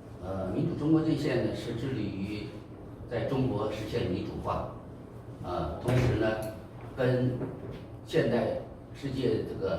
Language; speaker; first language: Chinese; native; Chinese